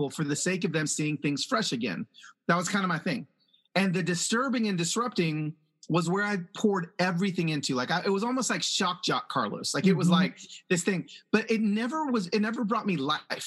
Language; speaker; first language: English; early bilingual, other home language; Spanish